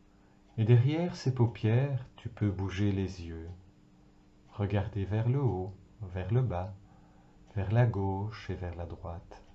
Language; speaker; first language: French; native; French